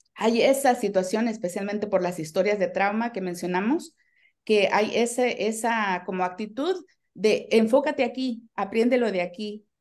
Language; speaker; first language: Spanish; native; Spanish